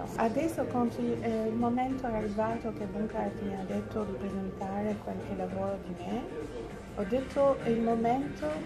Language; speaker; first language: Italian; non-native, fluent; Albanian